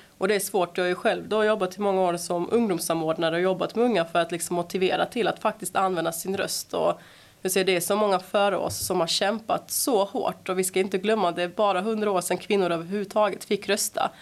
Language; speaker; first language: Swedish; early bilingual, other home language; Serbian